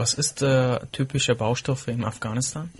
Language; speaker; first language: German; non-native, fluent; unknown